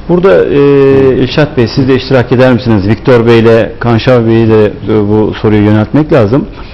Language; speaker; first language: Turkish; native; Turkish